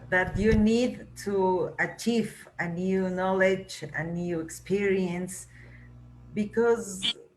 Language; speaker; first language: English; non-native, learner; Spanish